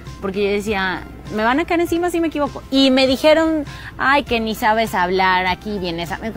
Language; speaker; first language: Spanish; native; Spanish